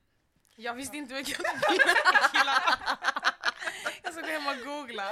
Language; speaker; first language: Swedish; native; Swedish